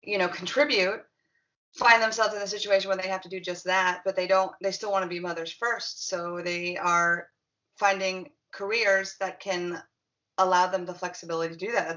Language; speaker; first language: English; native; English